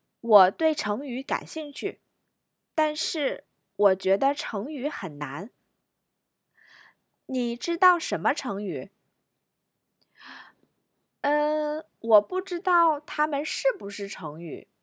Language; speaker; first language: Chinese; non-native, fluent; English